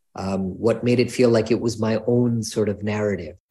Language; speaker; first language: English; native; English